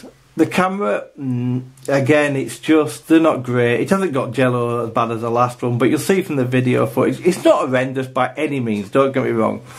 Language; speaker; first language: English; native; English